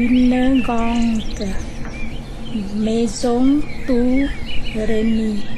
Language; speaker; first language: French; non-native, learner; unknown